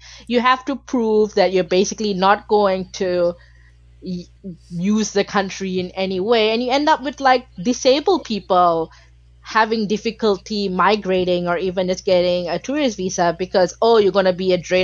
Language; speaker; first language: English; non-native, local second language; Bangla